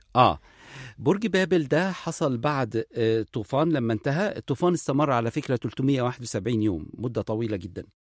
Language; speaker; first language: Egyptian Arabic; native; Egyptian Arabic